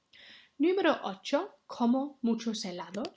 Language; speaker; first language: Spanish; non-native, fluent; English